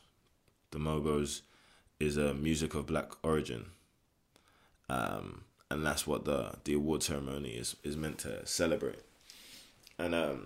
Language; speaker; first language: English; native; English